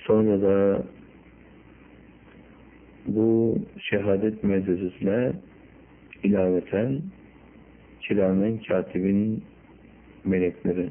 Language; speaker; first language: Turkish; native; Turkish